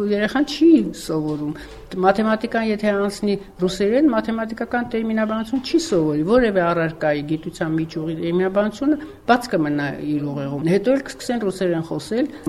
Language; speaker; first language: Armenian; native; Armenian